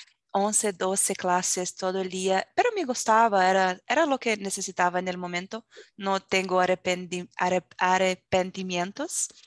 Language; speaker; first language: Spanish; non-native, fluent; Portuguese